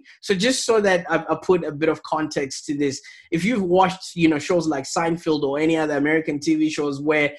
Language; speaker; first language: English; non-native, local second language; Shona